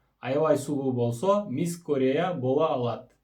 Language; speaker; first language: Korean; non-native, fluent; Kyrgyz